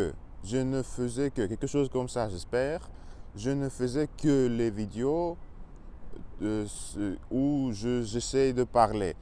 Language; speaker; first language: French; non-native, learner; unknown